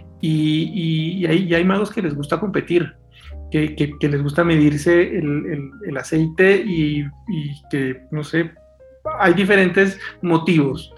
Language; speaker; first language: Spanish; native; Spanish